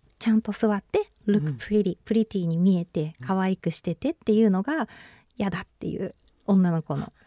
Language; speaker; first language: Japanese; native; Japanese